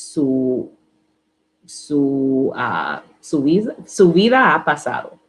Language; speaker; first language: Spanish; non-native, learner; English